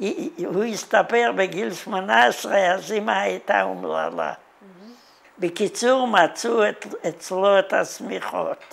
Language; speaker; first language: Hebrew; non-native, fluent; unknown